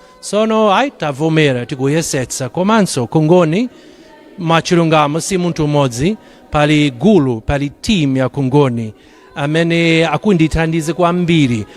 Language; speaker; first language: Nyanja; non-native, fluent; English